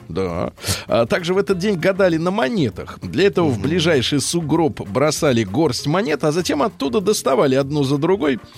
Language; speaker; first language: Russian; native; Russian